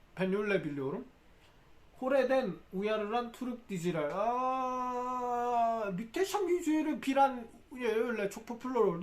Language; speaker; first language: Turkish; non-native, fluent; Korean